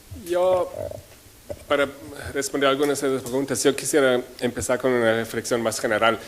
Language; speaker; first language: Spanish; non-native, fluent; German